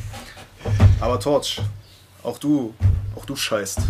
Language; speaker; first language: German; early bilingual, other home language; Spanish